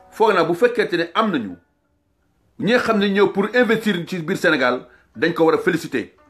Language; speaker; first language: Wolof; non-native, local second language; Fula